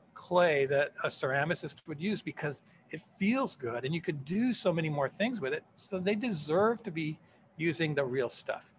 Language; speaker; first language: English; native; English